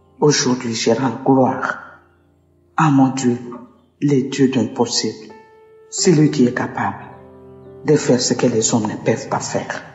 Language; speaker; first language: French; non-native, local second language; Lingala